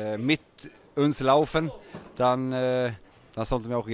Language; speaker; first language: German; non-native, fluent; Swedish